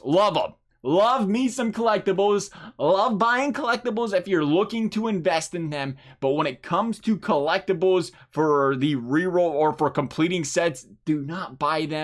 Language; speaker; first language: English; native; English